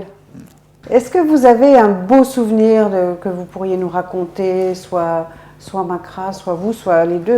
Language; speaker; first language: French; native; French